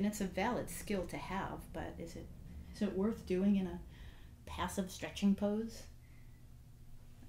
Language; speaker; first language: English; native; English